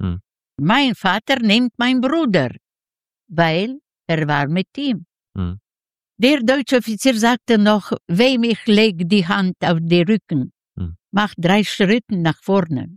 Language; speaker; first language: German; non-native, learner; Yiddish